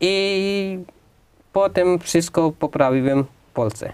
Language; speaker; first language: Polish; non-native, fluent; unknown